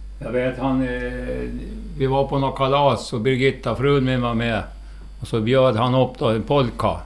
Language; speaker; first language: Swedish; native; Swedish